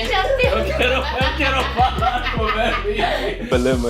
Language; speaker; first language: Portuguese; non-native, learner; English